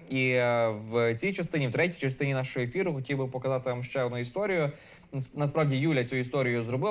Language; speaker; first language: Ukrainian; native; Ukrainian